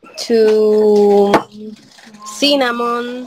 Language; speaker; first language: English; non-native, learner; Spanish